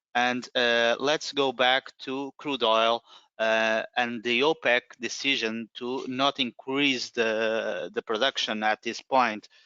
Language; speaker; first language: English; non-native, fluent; Portuguese